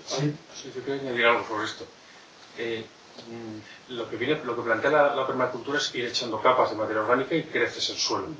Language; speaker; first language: Spanish; native; Spanish